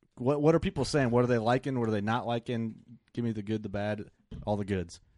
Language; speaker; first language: English; native; English